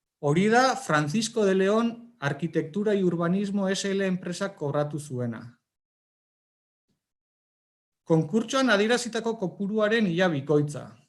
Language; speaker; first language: Basque; native; Basque